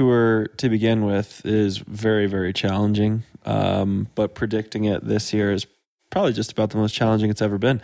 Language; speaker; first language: English; native; English